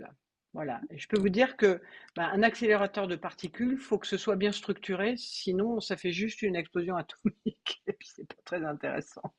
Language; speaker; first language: French; native; French